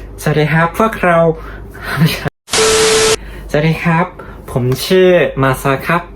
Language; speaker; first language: Thai; non-native, learner; Japanese